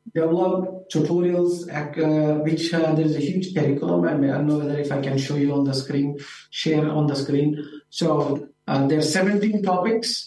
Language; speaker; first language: English; non-native, local second language; Urdu